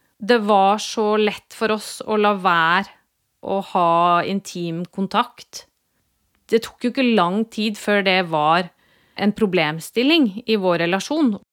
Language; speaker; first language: Norwegian; native; Norwegian